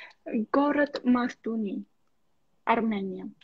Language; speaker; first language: Russian; non-native, local second language; Armenian